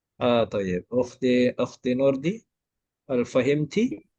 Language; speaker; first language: Arabic; non-native, fluent; Malay